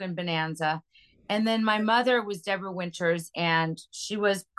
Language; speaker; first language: English; native; English